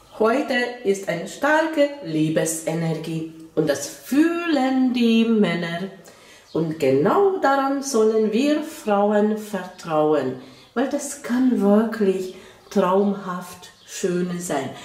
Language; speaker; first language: German; non-native, fluent; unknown